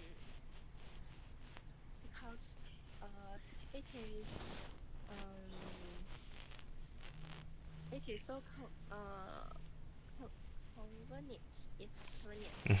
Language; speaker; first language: English; non-native, learner; Chinese